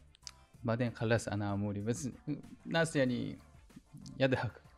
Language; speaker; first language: Arabic; non-native, learner; Korean